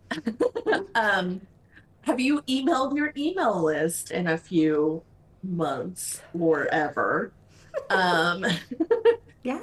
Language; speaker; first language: English; non-native, fluent; Spanish